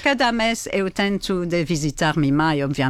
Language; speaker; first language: Portuguese; non-native, learner; French